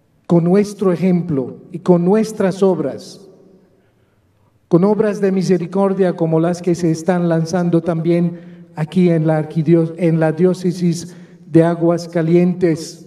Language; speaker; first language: Spanish; non-native, fluent; Maltese